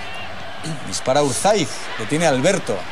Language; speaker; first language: Spanish; native; Spanish